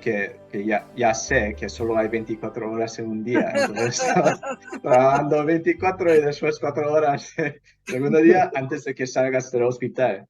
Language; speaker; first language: Spanish; non-native, fluent; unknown